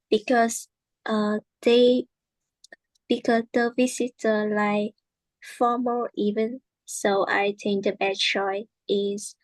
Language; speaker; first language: English; non-native, learner; Vietnamese